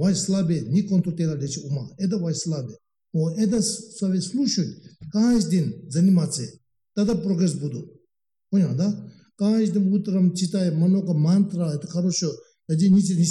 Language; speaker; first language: Russian; non-native, learner; Tibetan